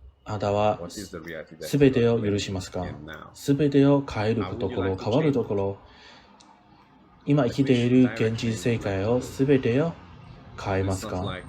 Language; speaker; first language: Japanese; non-native, learner; English